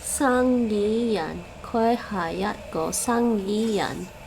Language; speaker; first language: Cantonese; non-native, learner; English